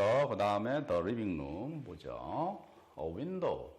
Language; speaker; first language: Korean; native; Korean